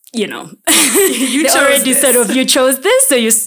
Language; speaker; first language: English; non-native, local second language; Ganda